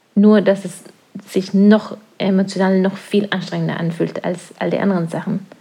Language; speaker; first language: German; non-native, fluent; Norwegian